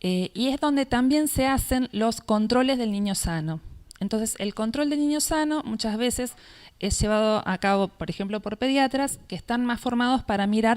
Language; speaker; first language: Spanish; native; Spanish